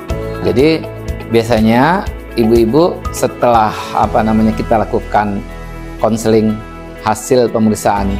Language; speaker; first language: Indonesian; native; Indonesian